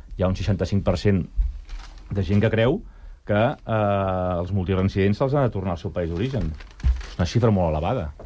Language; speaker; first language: Catalan; native; Catalan